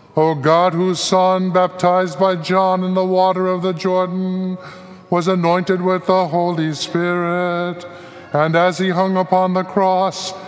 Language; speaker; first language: English; native; English